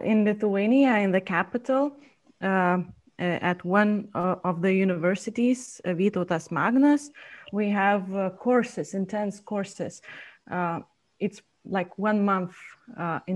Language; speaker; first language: English; non-native, fluent; Lithuanian